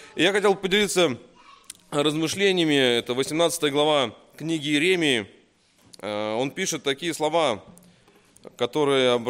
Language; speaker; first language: Russian; native; Russian